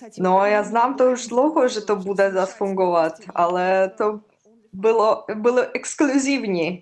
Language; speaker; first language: Czech; non-native, learner; Russian